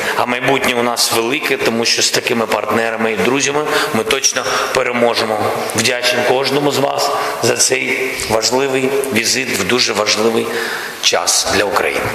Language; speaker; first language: Ukrainian; non-native, local second language; Russian